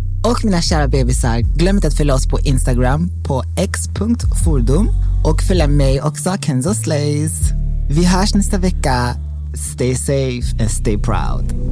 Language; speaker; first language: Swedish; native; Swedish